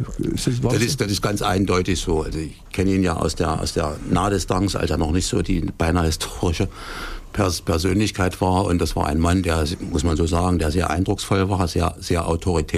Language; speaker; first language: German; native; German